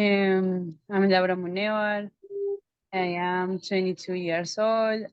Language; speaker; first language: English; non-native, learner; Spanish